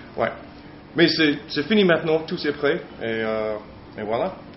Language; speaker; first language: French; non-native, learner; English